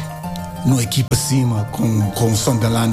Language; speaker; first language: Portuguese; non-native, learner; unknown